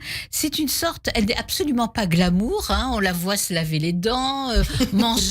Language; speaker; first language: French; native; French